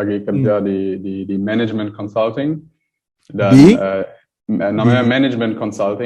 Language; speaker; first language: Indonesian; early bilingual, heritage; German